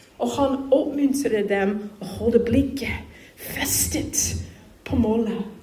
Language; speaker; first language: Norwegian; non-native, fluent; English